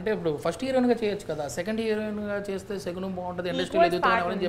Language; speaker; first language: Telugu; native; Telugu